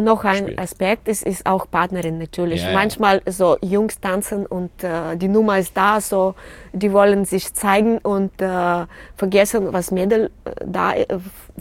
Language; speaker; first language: German; non-native, learner; Russian